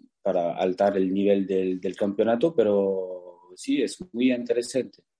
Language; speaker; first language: Spanish; non-native, learner; French